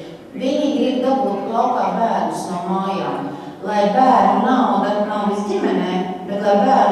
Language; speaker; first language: Latvian; native; Latvian